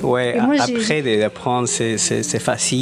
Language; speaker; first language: French; non-native, fluent; Spanish